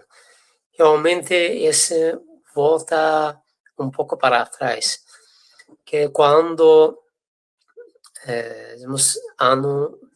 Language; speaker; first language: Portuguese; non-native, fluent; Persian